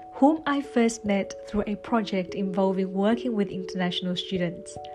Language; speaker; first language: English; non-native, fluent; Chinese